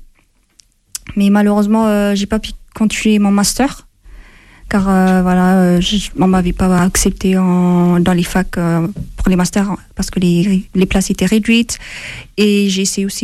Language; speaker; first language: French; non-native, fluent; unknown